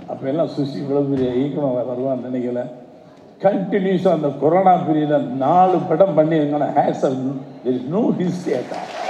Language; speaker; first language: Tamil; native; Tamil